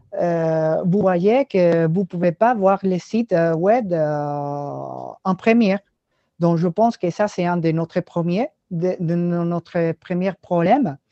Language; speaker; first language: French; non-native, learner; Spanish